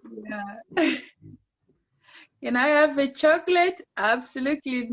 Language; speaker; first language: English; non-native, learner; French